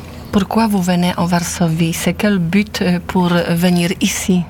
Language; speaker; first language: French; non-native, learner; Polish